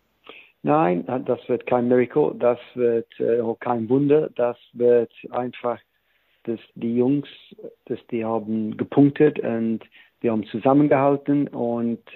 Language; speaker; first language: German; non-native, fluent; English